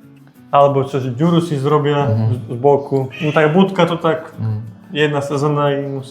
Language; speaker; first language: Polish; non-native, learner; Slovak